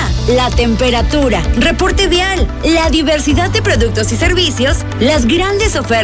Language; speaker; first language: Spanish; native; Spanish